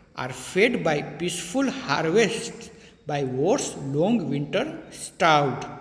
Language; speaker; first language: English; non-native, local second language; Gujarati